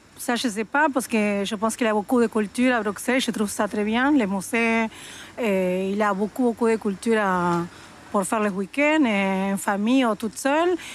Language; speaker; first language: French; non-native, fluent; Spanish